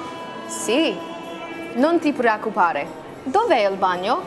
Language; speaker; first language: Italian; non-native, learner; English